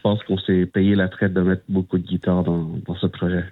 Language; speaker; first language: French; non-native, local second language; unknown